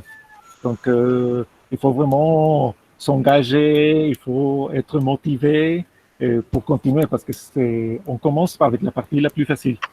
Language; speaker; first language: French; non-native, fluent; Spanish